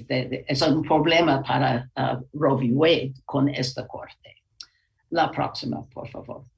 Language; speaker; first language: Spanish; non-native, learner; English